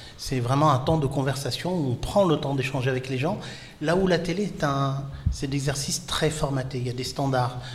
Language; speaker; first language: French; non-native, local second language; Arabic